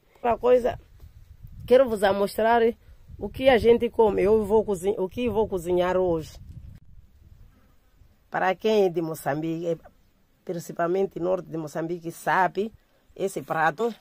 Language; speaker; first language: Portuguese; non-native, local second language; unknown